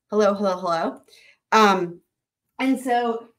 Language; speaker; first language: English; native; English